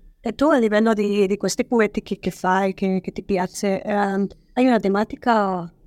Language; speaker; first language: Italian; non-native, learner; Spanish